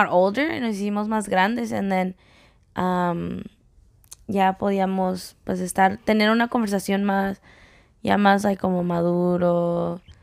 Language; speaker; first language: Spanish; early bilingual, heritage; Spanish